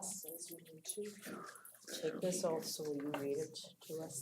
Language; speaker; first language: English; native; English